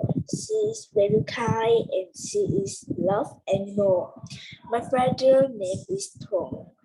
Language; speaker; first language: English; non-native, learner; Vietnamese